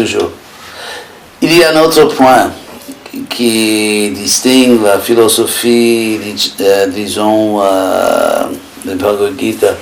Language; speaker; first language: French; non-native, fluent; English